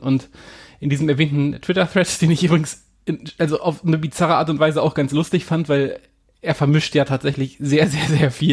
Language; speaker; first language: German; native; German